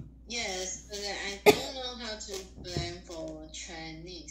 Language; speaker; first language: English; non-native, learner; Chinese